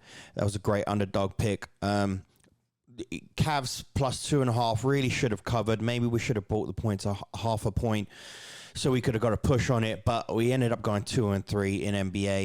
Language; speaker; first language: English; native; English